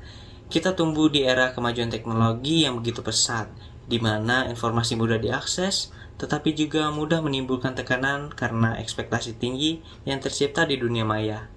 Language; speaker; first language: Indonesian; native; Indonesian